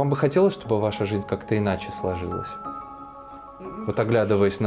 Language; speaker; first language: Russian; native; Russian